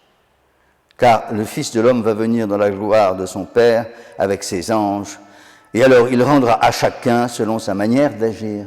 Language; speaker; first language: French; native; French